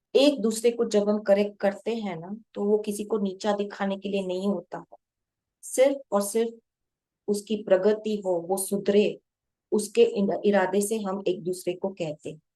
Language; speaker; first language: Hindi; non-native, local second language; Gujarati